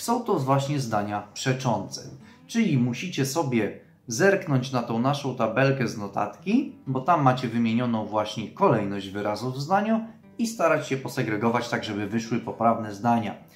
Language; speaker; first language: Polish; native; Polish